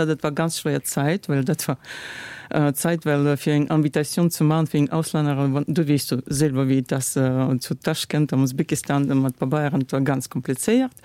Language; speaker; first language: German; non-native, learner; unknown